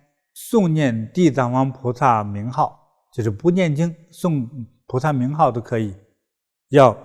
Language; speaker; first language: Chinese; native; Chinese